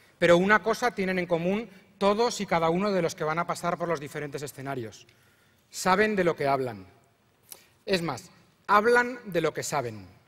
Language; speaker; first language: Spanish; native; Spanish